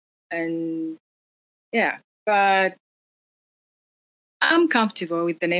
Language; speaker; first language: English; non-native, local second language; Acoli